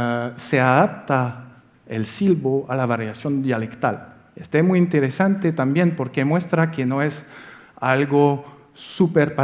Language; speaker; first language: Spanish; non-native, fluent; French